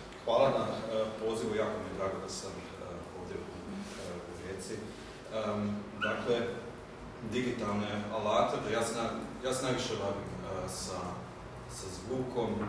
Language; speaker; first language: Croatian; early bilingual, heritage; German